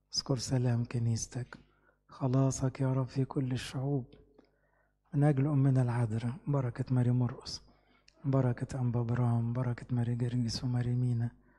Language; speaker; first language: Arabic; native; Arabic